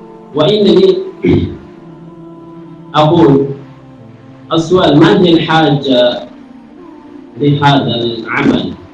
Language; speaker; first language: Arabic; non-native, fluent; Urdu